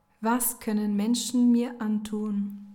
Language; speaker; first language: German; native; German